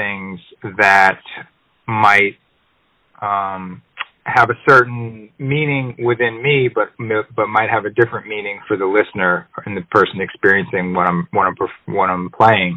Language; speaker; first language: English; native; English